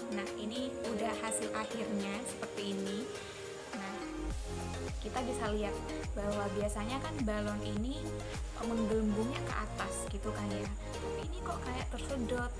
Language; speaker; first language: Indonesian; non-native, local second language; Madurese